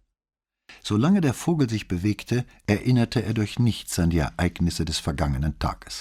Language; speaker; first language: German; native; German